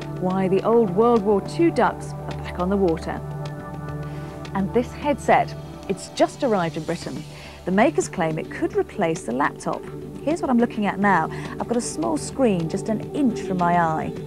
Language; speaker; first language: English; native; English